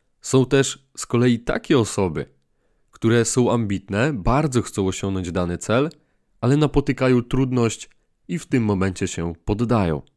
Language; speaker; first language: Polish; native; Polish